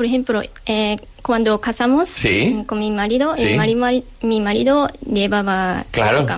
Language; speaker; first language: Spanish; non-native, learner; Japanese